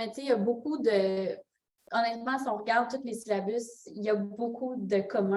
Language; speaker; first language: French; native; French